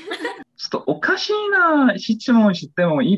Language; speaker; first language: Japanese; non-native, learner; Korean